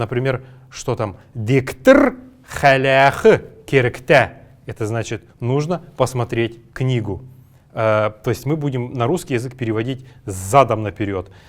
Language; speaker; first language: Russian; native; Russian